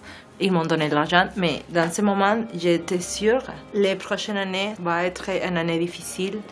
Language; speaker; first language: French; non-native, learner; Spanish